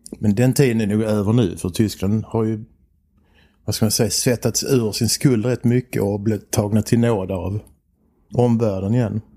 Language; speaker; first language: Swedish; native; Swedish